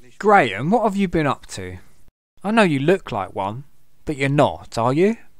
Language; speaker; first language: English; native; English